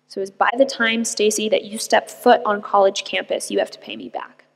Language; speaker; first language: English; native; English